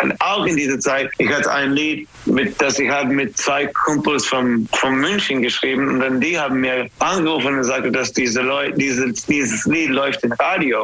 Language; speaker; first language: German; non-native, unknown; English